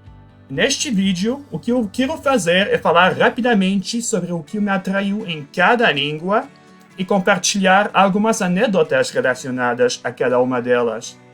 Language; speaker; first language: Portuguese; non-native, fluent; French